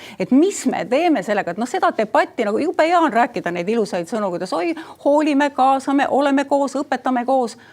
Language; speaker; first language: Estonian; native; Estonian